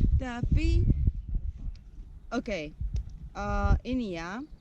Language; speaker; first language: Indonesian; non-native, learner; Czech